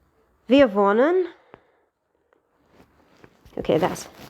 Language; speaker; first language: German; non-native, fluent; Persian